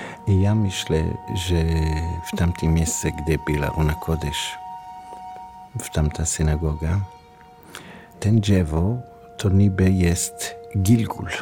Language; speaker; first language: Polish; non-native, learner; Hebrew